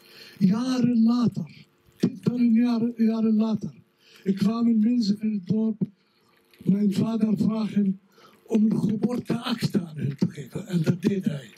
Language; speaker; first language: Dutch; non-native, fluent; Arabic